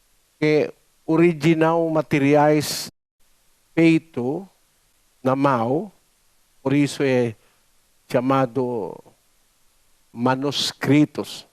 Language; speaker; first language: Portuguese; non-native, learner; Filipino